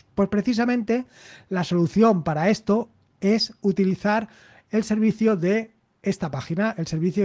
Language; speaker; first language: Spanish; native; Spanish